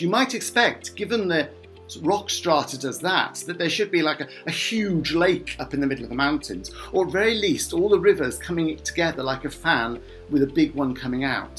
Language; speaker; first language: English; native; English